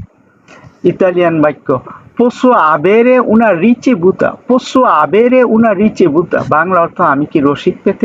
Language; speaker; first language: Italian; non-native, learner; Bangla